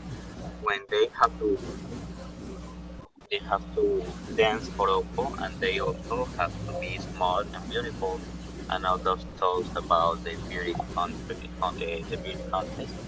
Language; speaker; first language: English; non-native, learner; Spanish